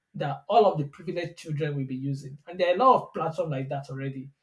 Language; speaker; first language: English; non-native, local second language; Yoruba